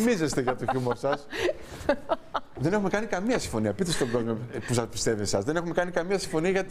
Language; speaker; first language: Greek; native; Greek